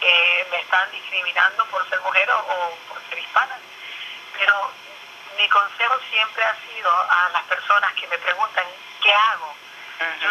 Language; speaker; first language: Spanish; early bilingual, other home language; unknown